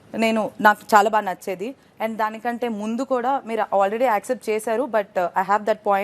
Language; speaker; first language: Telugu; native; Telugu